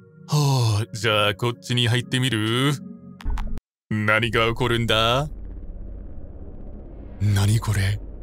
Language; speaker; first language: Japanese; non-native, fluent; English